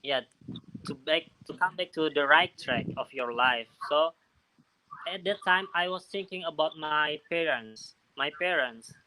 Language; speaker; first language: English; non-native, learner; Indonesian